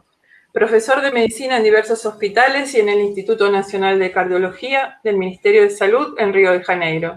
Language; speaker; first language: Spanish; native; Spanish